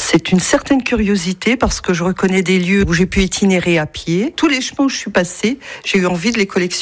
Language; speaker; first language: French; native; French